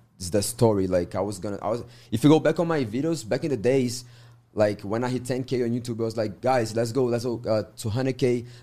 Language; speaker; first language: English; non-native, learner; Portuguese